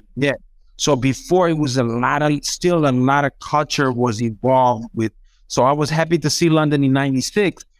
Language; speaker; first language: English; non-native, fluent; Croatian